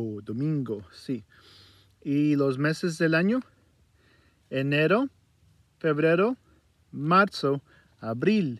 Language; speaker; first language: Spanish; early bilingual, heritage; Spanish